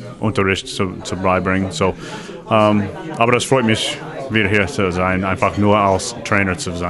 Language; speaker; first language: German; non-native, learner; English